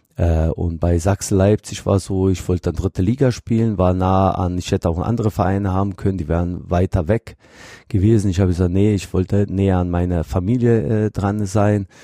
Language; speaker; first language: German; non-native, fluent; Bosnian